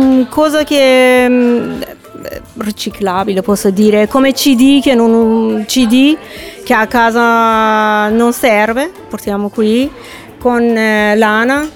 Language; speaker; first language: Italian; non-native, learner; Persian